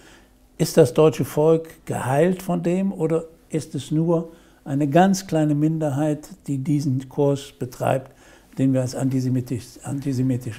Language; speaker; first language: German; native; German